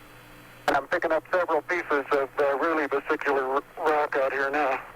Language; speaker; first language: English; native; English